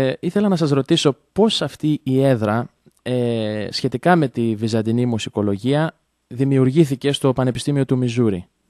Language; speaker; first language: Greek; native; Greek